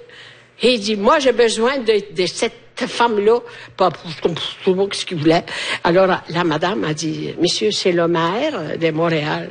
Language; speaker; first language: French; non-native, fluent; Italian